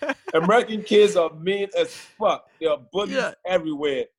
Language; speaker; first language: English; native; English